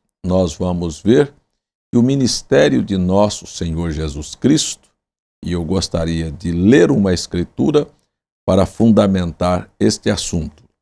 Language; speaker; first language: Portuguese; native; Portuguese